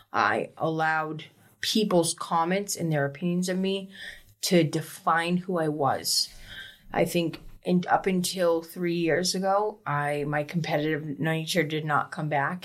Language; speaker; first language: English; native; English